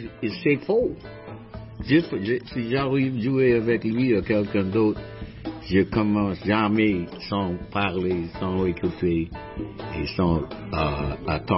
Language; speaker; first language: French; non-native, fluent; English